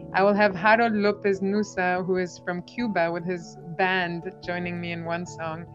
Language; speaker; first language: English; non-native, fluent; Albanian